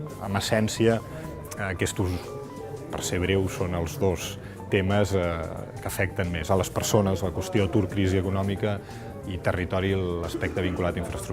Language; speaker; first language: Catalan; native; Catalan